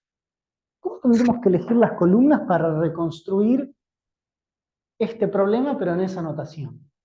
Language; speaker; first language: Spanish; native; Spanish